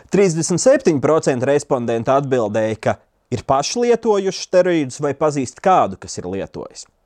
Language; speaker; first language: Latvian; native; Latvian